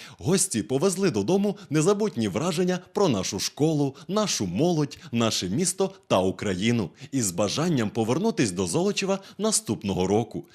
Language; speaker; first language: Ukrainian; native; Ukrainian